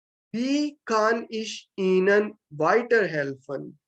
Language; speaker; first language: German; non-native, fluent; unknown